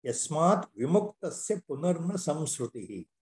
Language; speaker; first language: English; non-native, local second language; Kannada